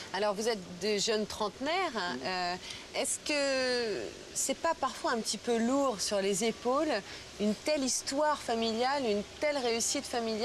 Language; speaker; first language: French; native; French